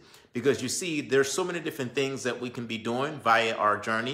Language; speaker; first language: English; native; English